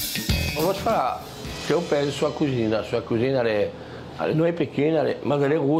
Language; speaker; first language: Portuguese; non-native, fluent; French